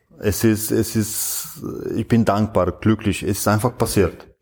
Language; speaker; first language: German; non-native, fluent; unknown